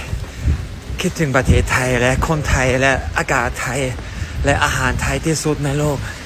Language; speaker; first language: Thai; non-native, learner; German